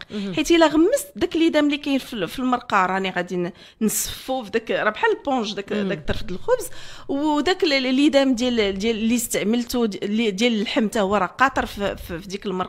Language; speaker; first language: Arabic; native; Arabic